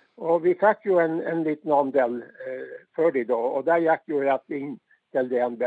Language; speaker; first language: Norwegian; native; Norwegian